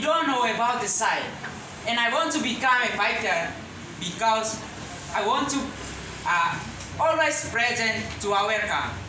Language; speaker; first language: English; non-native, learner; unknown